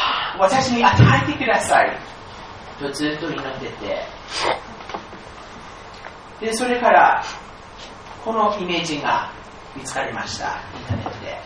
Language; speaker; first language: Japanese; non-native, fluent; English